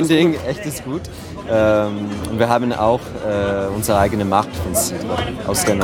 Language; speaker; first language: German; non-native, fluent; French